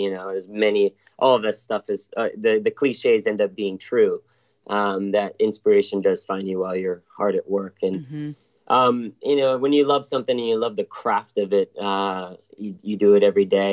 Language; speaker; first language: English; native; English